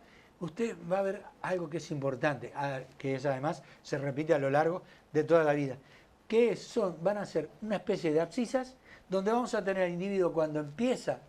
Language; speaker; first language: Spanish; native; Spanish